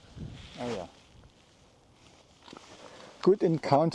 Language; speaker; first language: English; non-native, fluent; German